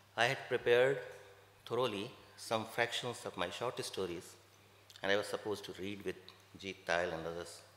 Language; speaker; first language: English; non-native, local second language; Bhojpuri